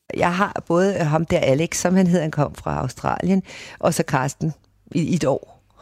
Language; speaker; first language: Danish; native; Danish